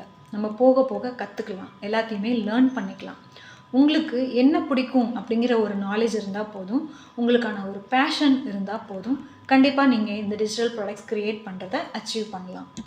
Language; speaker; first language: Tamil; native; Tamil